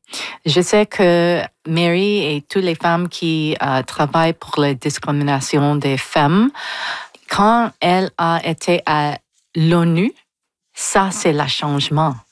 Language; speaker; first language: French; non-native, local second language; English